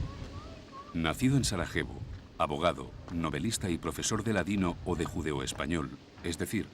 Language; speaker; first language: Spanish; native; Spanish